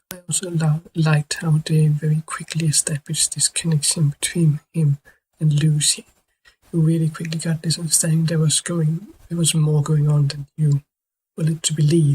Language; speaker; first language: English; non-native, fluent; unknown